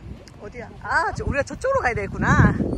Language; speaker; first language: Korean; native; Korean